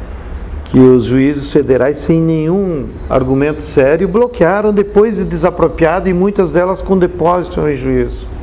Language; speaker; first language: Portuguese; native; Portuguese